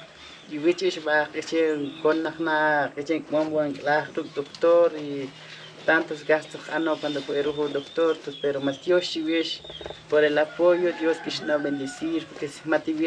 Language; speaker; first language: Spanish; non-native, local second language; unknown